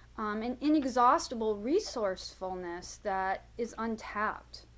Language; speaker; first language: English; native; English